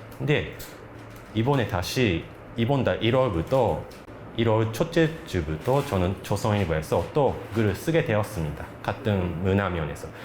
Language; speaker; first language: Korean; non-native, fluent; Japanese